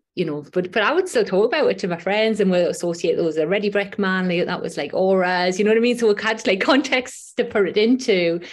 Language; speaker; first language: English; native; English